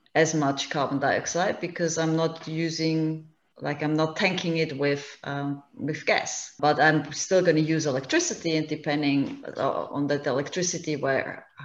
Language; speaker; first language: English; non-native, fluent; German